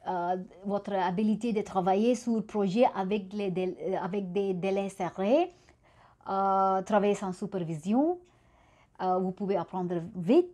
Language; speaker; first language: French; non-native, fluent; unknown